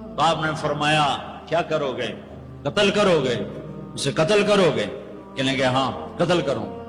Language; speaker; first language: Urdu; non-native, local second language; Punjabi